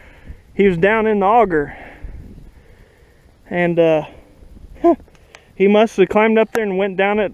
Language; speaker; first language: English; native; English